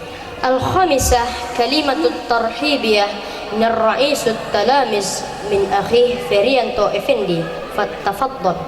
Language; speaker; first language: Arabic; non-native, learner; Indonesian